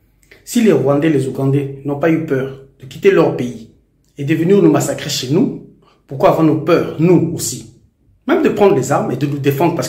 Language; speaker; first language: French; non-native, local second language; Lingala